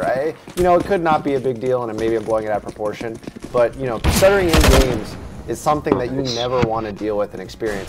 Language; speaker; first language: English; native; English